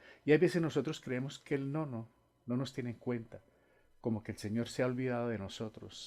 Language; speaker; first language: Spanish; native; Spanish